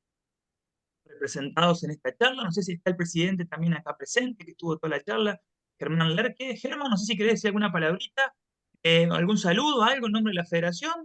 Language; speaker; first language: Spanish; native; Spanish